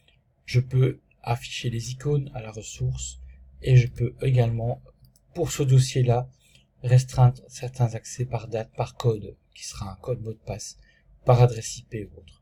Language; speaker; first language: French; native; French